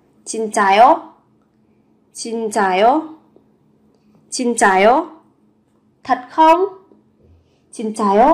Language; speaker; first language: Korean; non-native, fluent; Vietnamese